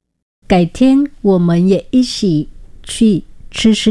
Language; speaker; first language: Chinese; non-native, fluent; Vietnamese